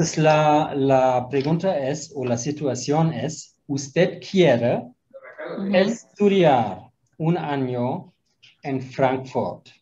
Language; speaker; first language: Spanish; non-native, fluent; German